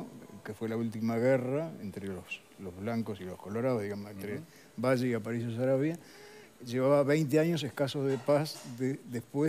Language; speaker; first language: Spanish; native; Spanish